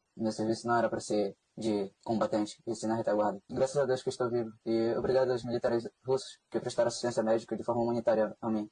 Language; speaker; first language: Portuguese; native; Portuguese